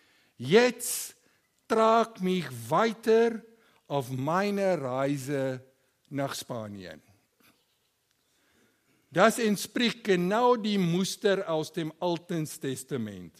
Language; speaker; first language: German; non-native, learner; Afrikaans